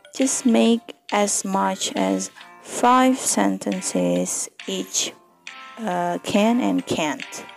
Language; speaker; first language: English; non-native, fluent; Indonesian